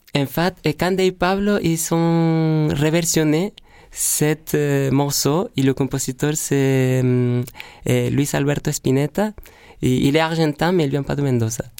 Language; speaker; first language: French; non-native, fluent; Spanish